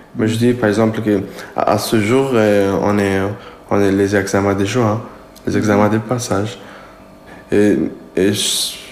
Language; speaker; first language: French; non-native, learner; Persian